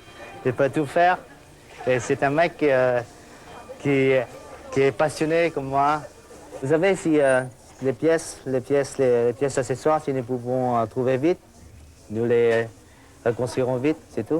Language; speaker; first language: French; non-native, fluent; Vietnamese